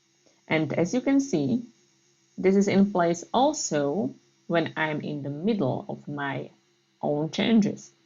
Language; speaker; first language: English; non-native, fluent; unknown